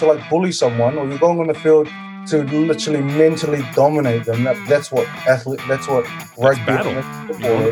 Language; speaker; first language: English; native; English